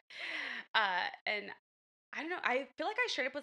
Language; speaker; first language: English; native; English